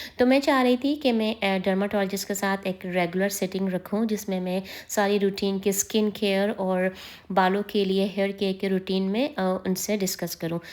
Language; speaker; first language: Urdu; native; Urdu